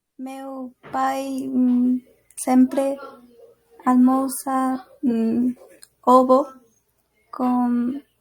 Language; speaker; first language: Portuguese; non-native, learner; Spanish